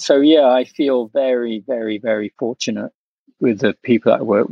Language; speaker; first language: English; native; English